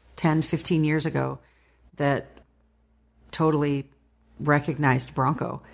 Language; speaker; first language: English; native; English